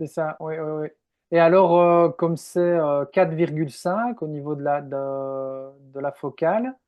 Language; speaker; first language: French; native; French